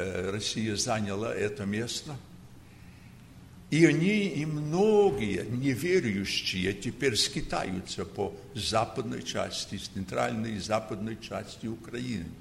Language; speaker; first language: Russian; early bilingual, heritage; Russian